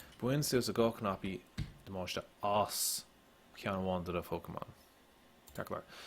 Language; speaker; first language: Irish; non-native, local second language; English